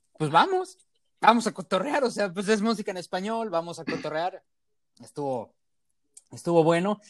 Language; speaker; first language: Spanish; native; Spanish